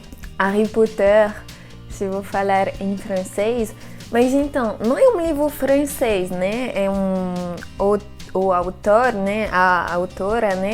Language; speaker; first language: Portuguese; non-native, fluent; French